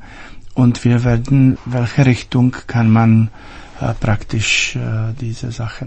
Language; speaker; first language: German; non-native, fluent; Czech